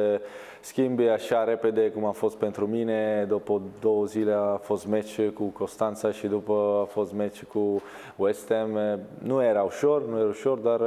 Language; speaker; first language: Romanian; non-native, learner; Italian